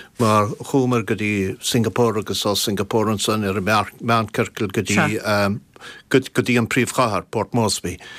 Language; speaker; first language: Irish; native; Irish